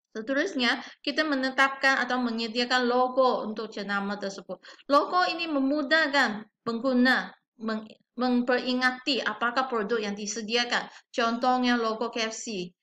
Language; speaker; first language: Malay; non-native, local second language; Chinese